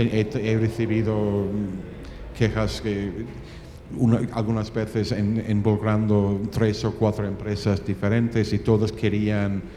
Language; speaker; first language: Spanish; non-native, fluent; English